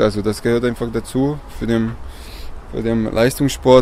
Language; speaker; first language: German; non-native, learner; Hungarian